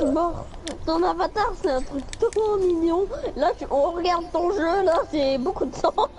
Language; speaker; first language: French; native; French